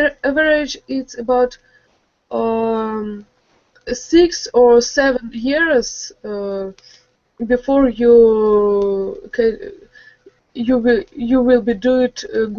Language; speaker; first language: English; non-native, learner; Russian